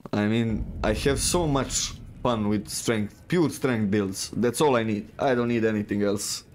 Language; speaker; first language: English; non-native, fluent; Serbian